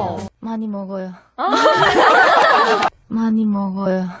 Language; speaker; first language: Korean; non-native, fluent; Japanese